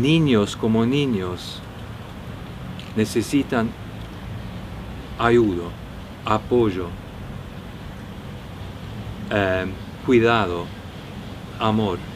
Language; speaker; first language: Spanish; non-native, fluent; Norwegian